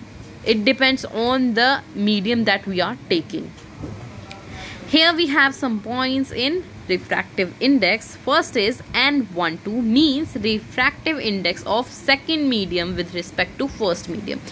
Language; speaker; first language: English; non-native, local second language; Hindi